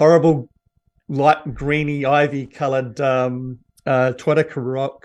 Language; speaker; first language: English; native; English